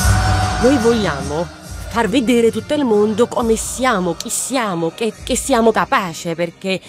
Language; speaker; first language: Italian; non-native, fluent; Georgian